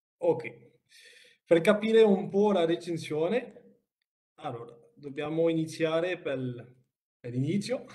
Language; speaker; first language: Italian; non-native, learner; French